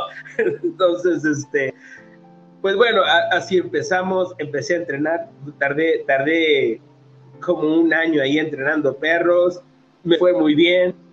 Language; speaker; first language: Spanish; native; Spanish